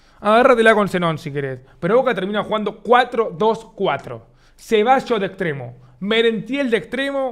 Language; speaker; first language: Spanish; native; Spanish